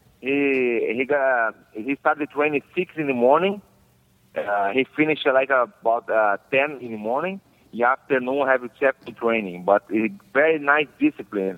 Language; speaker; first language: English; non-native, learner; Portuguese